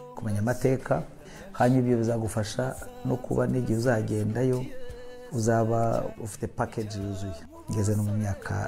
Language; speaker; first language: Kinyarwanda; early bilingual, heritage; Kinyarwanda